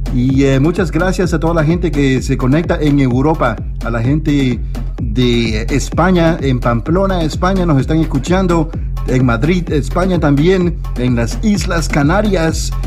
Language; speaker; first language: Spanish; native; Spanish